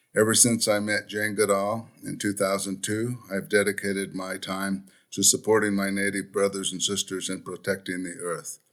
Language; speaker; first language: English; native; English